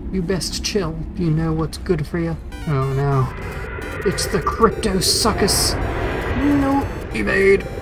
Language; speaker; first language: English; native; English